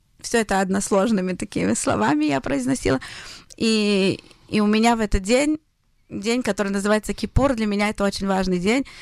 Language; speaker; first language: Russian; early bilingual, heritage; Russian